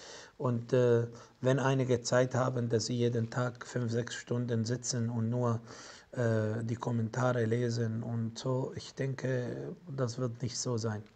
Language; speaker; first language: German; non-native, fluent; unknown